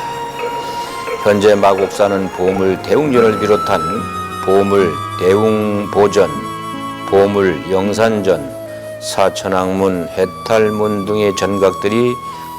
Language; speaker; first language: Korean; native; Korean